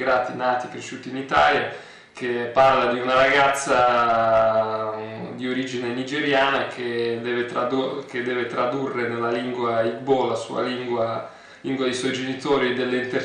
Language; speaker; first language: Italian; early bilingual, other home language; Russian